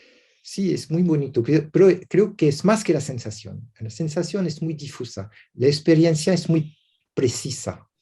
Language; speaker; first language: Spanish; non-native, learner; French